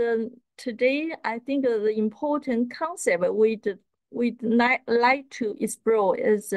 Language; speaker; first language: English; non-native, fluent; Chinese